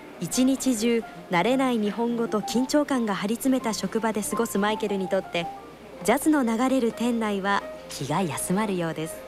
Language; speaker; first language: Japanese; native; Japanese